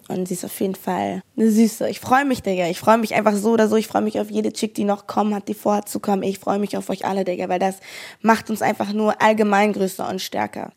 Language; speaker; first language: German; native; German